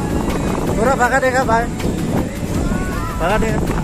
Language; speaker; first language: Hindi; non-native, local second language; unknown